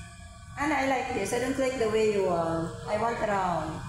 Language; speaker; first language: English; non-native, learner; Filipino